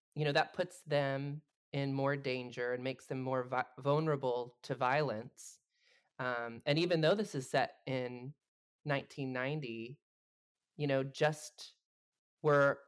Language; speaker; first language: English; native; English